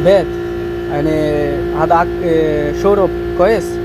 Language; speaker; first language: Arabic; non-native, learner; Bangla